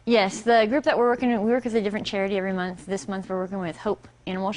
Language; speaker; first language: English; native; English